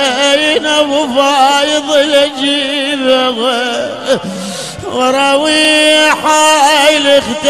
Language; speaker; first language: Arabic; native; Arabic